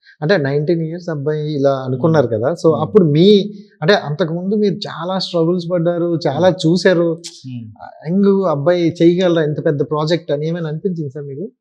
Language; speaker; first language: Telugu; native; Telugu